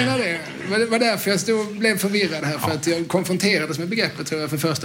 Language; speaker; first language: Swedish; native; Swedish